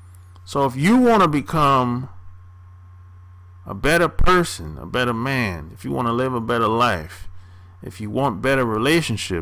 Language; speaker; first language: English; native; English